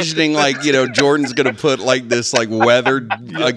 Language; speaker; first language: English; native; English